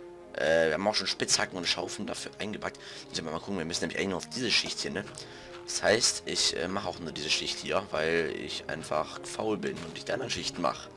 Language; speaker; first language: German; native; German